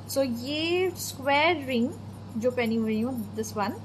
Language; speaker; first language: Hindi; non-native, local second language; Bangla